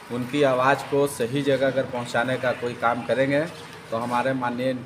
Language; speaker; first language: Hindi; native; Hindi